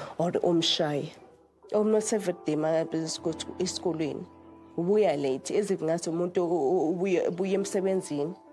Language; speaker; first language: Zulu; native; Zulu